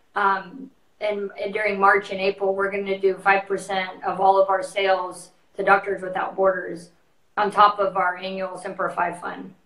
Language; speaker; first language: English; native; English